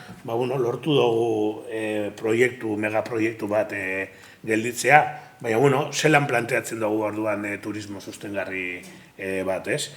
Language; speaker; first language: Basque; native; Basque